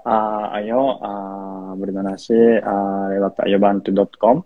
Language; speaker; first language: Indonesian; non-native, fluent; Japanese